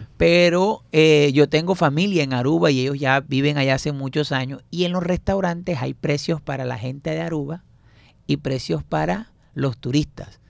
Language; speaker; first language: Spanish; native; Spanish